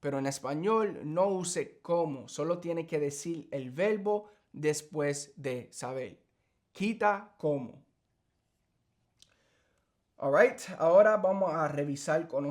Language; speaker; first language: Spanish; early bilingual, heritage; English